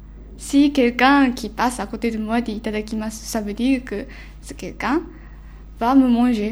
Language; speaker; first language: French; non-native, learner; Japanese